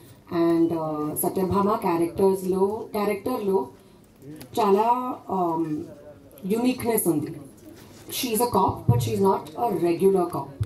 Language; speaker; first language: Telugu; non-native, local second language; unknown